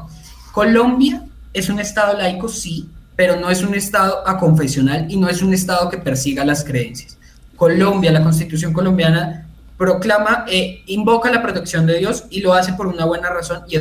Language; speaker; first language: Spanish; native; Spanish